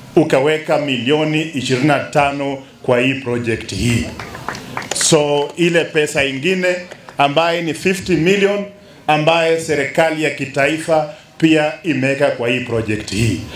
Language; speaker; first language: Swahili; non-native, local second language; Luyia